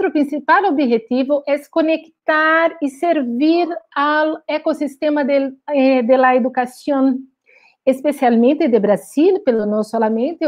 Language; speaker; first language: Spanish; non-native, learner; Portuguese